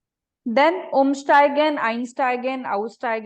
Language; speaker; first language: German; non-native, fluent; Marathi